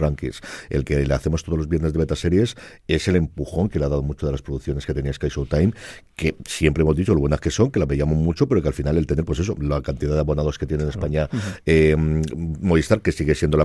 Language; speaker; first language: Spanish; native; Spanish